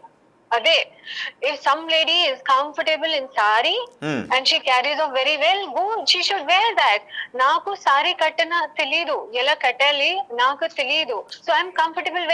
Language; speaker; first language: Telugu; non-native, learner; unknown